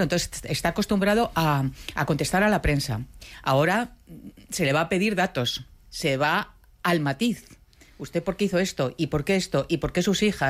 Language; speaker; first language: Spanish; native; Spanish